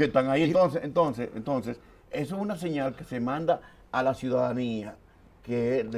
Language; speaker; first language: Spanish; native; Spanish